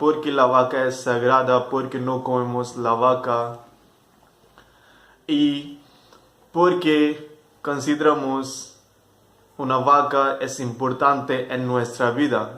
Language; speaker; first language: Spanish; non-native, fluent; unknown